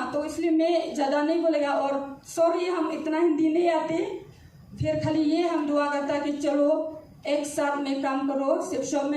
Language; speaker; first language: Hindi; non-native, local second language; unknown